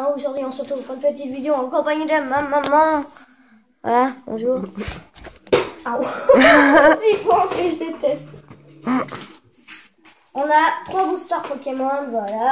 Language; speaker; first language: French; native; French